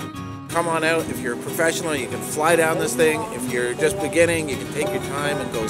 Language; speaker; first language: English; native; English